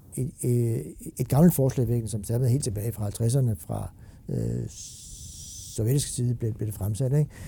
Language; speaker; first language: Danish; native; Danish